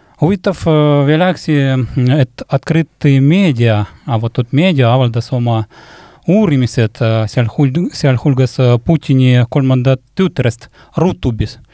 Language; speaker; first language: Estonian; non-native, local second language; Russian